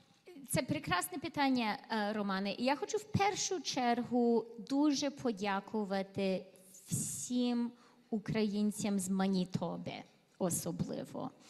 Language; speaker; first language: Ukrainian; early bilingual, heritage; Ukrainian